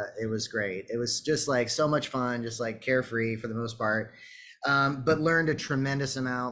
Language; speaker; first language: English; native; English